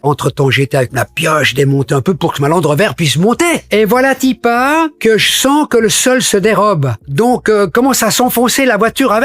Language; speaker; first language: French; native; French